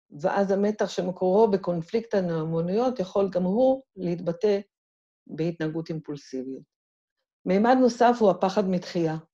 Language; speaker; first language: Hebrew; native; Hebrew